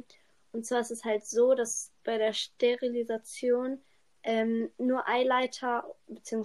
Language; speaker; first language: German; native; German